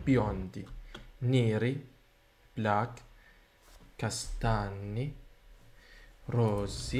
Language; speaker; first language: Italian; non-native, learner; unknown